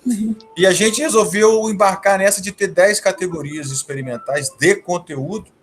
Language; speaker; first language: Portuguese; native; Portuguese